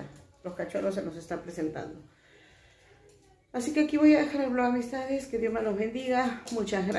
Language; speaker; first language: Spanish; native; Spanish